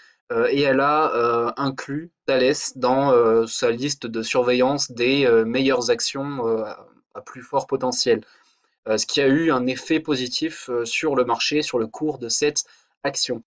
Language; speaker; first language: French; native; French